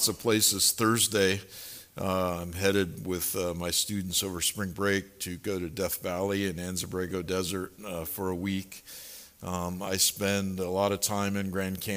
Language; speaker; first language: English; native; English